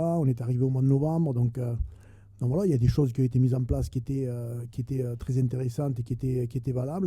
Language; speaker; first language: French; native; French